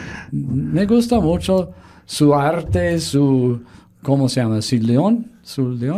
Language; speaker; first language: Spanish; non-native, fluent; English